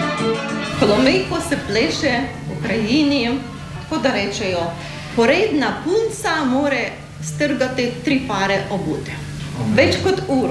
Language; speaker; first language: Slovenian; non-native, learner; Ukrainian